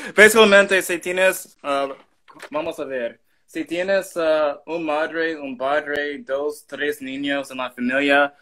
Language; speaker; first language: Spanish; non-native, learner; English